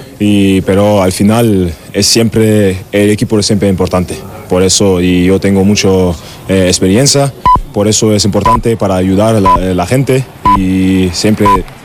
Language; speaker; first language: Spanish; non-native, learner; German